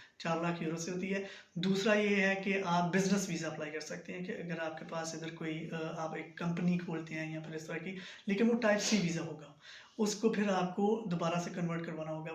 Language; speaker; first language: Urdu; native; Urdu